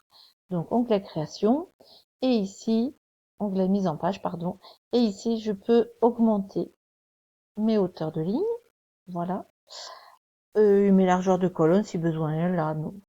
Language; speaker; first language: French; native; French